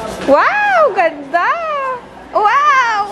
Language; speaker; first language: Filipino; non-native, local second language; Bikol